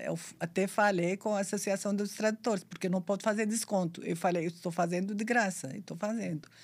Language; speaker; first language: Portuguese; non-native, fluent; Arabic